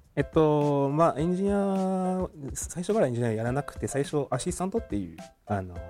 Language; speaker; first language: Japanese; non-native, fluent; French